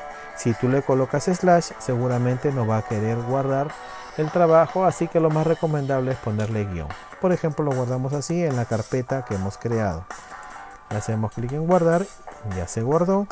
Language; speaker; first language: Spanish; native; Spanish